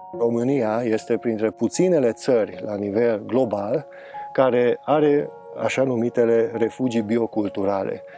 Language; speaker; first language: Romanian; non-native, local second language; Hungarian